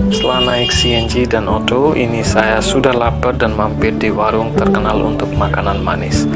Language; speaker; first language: Indonesian; non-native, fluent; Bangla